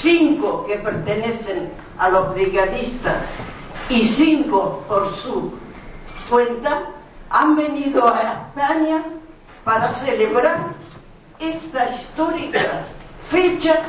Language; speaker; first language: Spanish; non-native, fluent; Russian